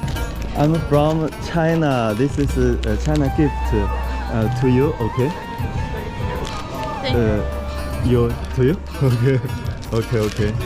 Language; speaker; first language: English; non-native, learner; Chinese